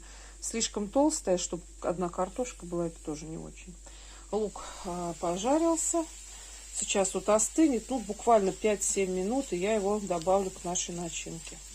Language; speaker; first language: Russian; native; Russian